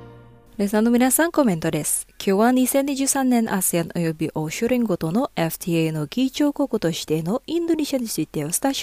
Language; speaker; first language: Japanese; non-native, fluent; Indonesian